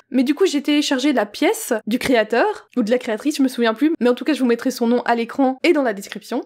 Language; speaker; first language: French; native; French